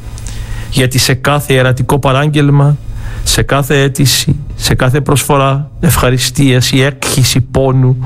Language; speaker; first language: Greek; native; Greek